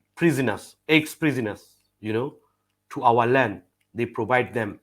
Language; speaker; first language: English; non-native, fluent; Burmese